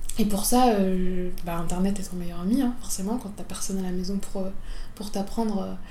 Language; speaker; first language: French; native; French